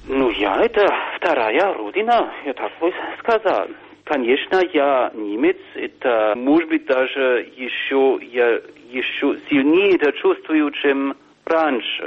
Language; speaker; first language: Russian; non-native, fluent; German